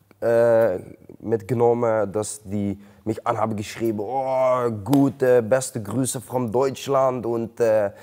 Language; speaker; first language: German; non-native, learner; Dutch